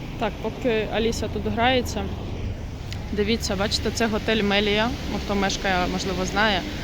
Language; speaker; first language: Ukrainian; non-native, local second language; Russian